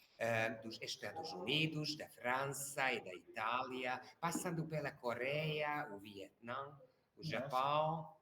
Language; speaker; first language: Portuguese; non-native, learner; Hungarian